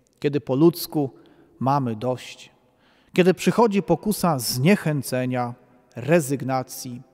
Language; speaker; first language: Polish; native; Polish